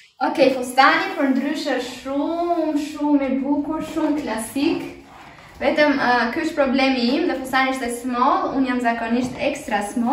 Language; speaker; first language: Albanian; early bilingual, heritage; Albanian